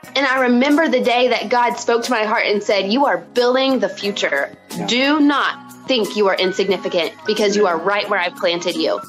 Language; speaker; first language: English; native; English